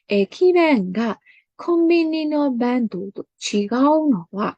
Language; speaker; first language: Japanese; non-native, fluent; Burmese